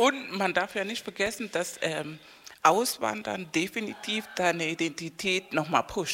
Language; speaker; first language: German; non-native, fluent; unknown